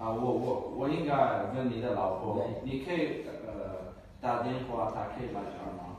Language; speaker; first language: Chinese; non-native, learner; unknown